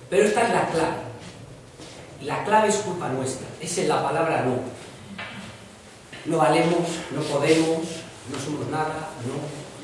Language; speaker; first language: Spanish; native; Spanish